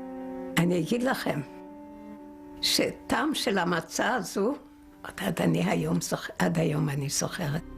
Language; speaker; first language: Hebrew; non-native, fluent; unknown